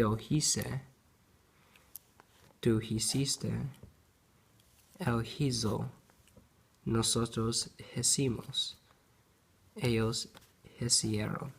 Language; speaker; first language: Spanish; non-native, learner; English